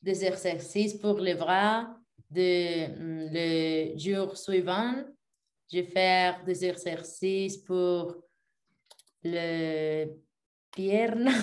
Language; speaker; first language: French; non-native, learner; Spanish